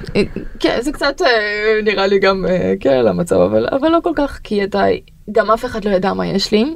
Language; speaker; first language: Hebrew; early bilingual, other home language; Russian